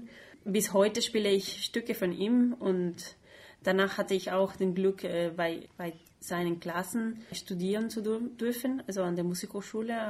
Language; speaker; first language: German; non-native, fluent; Spanish